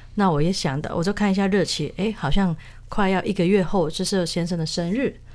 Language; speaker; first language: Chinese; non-native, local second language; Cantonese